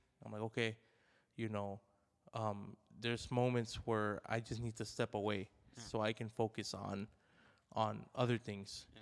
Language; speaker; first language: English; early bilingual, other home language; Spanish